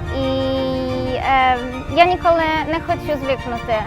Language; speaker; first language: Ukrainian; non-native, learner; Polish